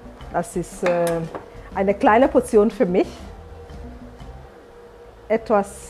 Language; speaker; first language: German; non-native, fluent; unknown